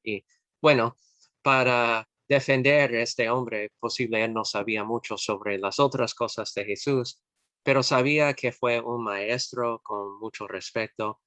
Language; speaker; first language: Spanish; non-native, fluent; English